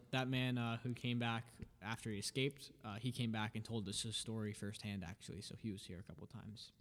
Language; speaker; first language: English; native; English